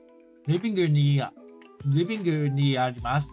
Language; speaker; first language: Japanese; non-native, learner; English